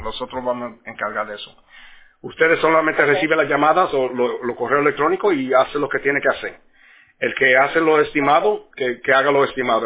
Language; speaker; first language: Spanish; early bilingual, heritage; Spanish